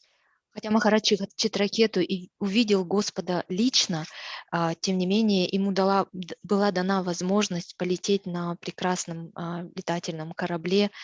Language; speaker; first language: Russian; native; Russian